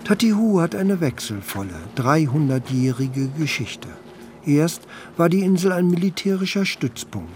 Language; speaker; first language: German; native; German